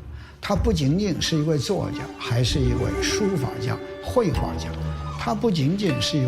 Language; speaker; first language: Chinese; native; Chinese